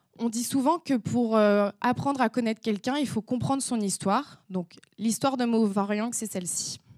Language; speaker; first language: French; native; French